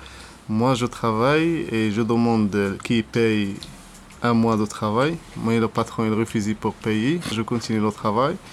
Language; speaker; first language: French; non-native, learner; Arabic